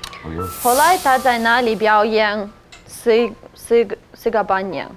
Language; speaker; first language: Chinese; non-native, fluent; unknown